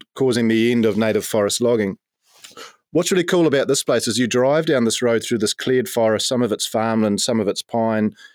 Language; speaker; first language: English; native; English